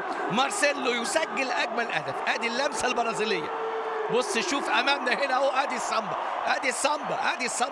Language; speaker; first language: Arabic; native; Arabic